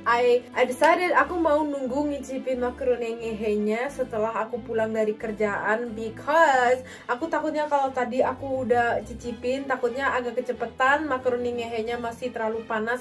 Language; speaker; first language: Indonesian; early bilingual, heritage; Indonesian